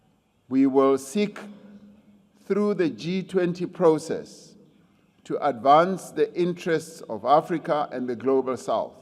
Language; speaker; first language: English; non-native, local second language; Venda